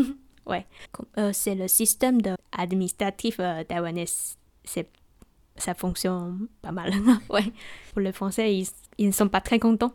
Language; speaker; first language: French; non-native, learner; Chinese